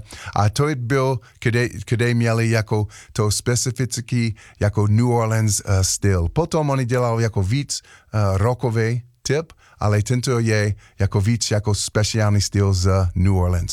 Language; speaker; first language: Czech; non-native, learner; English